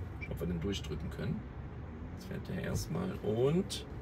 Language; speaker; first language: German; native; German